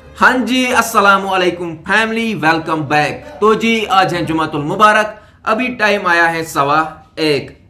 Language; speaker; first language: Hindi; non-native, local second language; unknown